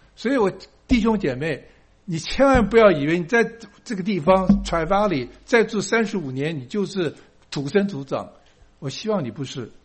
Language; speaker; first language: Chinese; native; Chinese